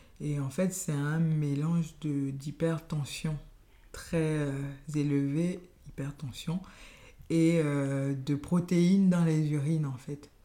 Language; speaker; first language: French; non-native, local second language; Yoruba